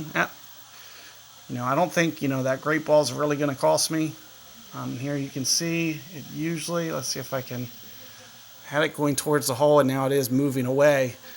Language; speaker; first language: English; native; English